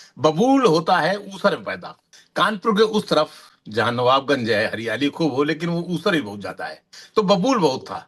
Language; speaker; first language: Hindi; native; Hindi